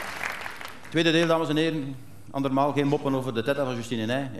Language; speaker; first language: Dutch; native; Dutch